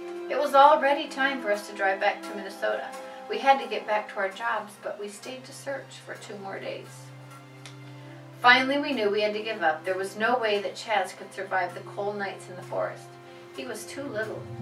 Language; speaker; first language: English; native; English